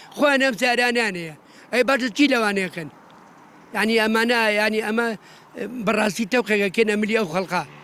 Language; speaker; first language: Central Kurdish; native; Central Kurdish